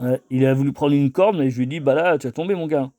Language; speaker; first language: French; native; French